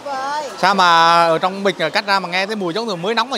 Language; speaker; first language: Vietnamese; native; Vietnamese